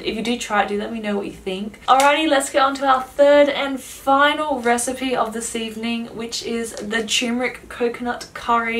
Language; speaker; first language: English; native; English